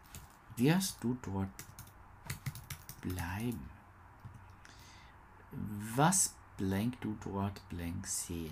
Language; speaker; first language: German; non-native, learner; English